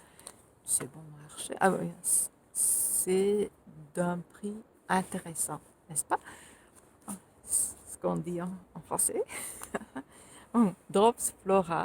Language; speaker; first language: French; non-native, fluent; Finnish